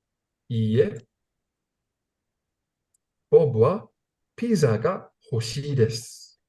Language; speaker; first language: Japanese; non-native, learner; English